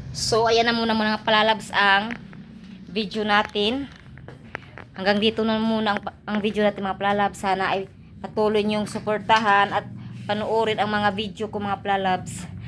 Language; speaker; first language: Filipino; non-native, local second language; Cebuano